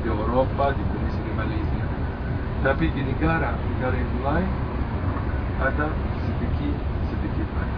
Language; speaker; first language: Indonesian; non-native, fluent; Arabic